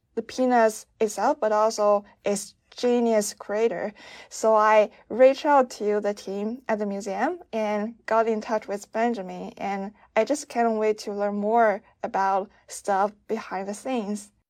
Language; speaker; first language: English; non-native, fluent; Chinese